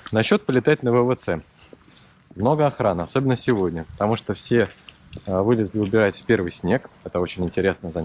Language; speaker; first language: Russian; native; Russian